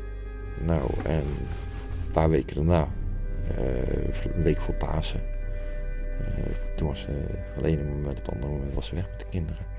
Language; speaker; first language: Dutch; native; Dutch